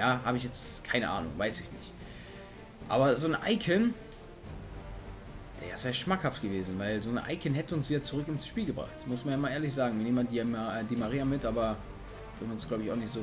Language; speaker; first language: German; native; German